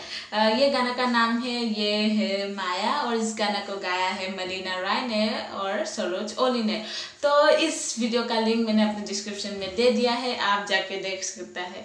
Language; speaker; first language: Hindi; non-native, local second language; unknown